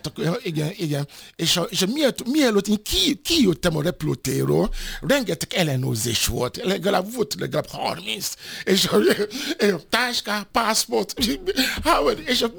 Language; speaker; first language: Hungarian; non-native, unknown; Yoruba